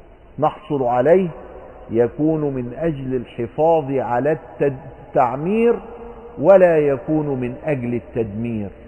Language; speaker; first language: Arabic; native; Arabic